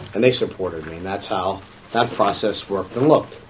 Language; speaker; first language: English; native; English